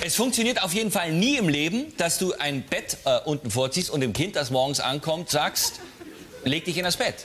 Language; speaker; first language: German; native; German